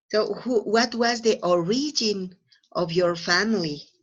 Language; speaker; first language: English; non-native, fluent; Spanish